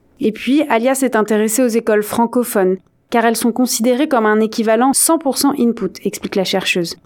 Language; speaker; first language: French; native; French